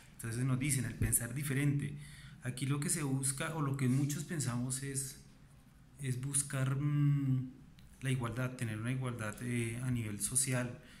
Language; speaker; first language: Spanish; native; Spanish